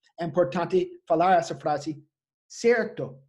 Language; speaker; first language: Portuguese; non-native, fluent; English